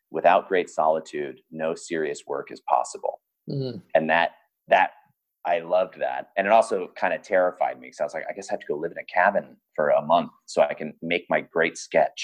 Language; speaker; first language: English; native; English